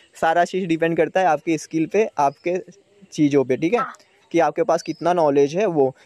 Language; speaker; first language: Hindi; native; Hindi